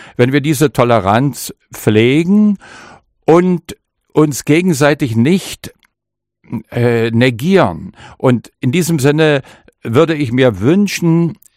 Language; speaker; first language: German; non-native, local second language; Upper Sorbian